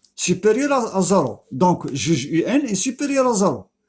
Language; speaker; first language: French; non-native, local second language; Arabic